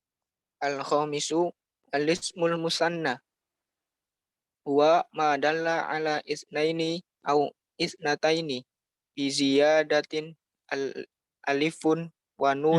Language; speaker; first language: Arabic; non-native, learner; Indonesian